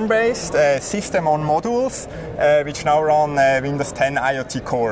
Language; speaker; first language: English; non-native, fluent; German